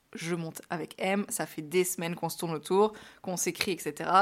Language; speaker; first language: French; native; French